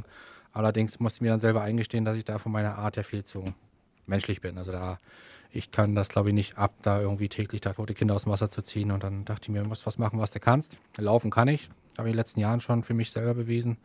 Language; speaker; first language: German; native; German